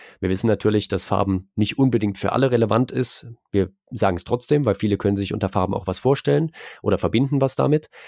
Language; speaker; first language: German; native; German